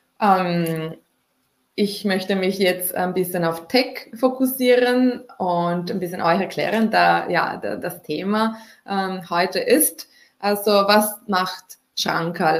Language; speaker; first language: German; non-native, fluent; Italian